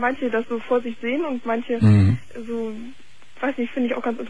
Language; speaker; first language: German; native; German